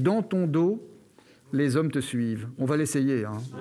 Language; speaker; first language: French; native; French